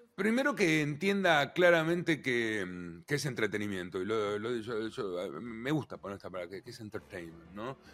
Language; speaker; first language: Spanish; native; Spanish